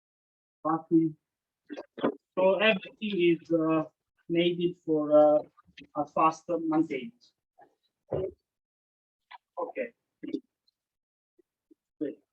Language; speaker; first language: English; non-native, learner; Italian